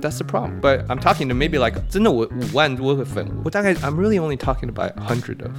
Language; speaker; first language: English; early bilingual, other home language; Chinese